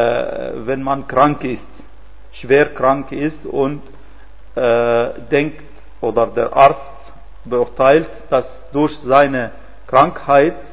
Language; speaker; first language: German; non-native, fluent; Arabic